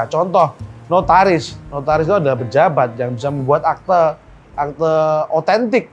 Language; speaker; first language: Indonesian; native; Indonesian